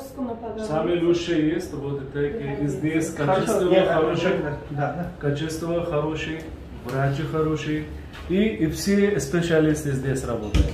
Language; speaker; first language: Russian; non-native, learner; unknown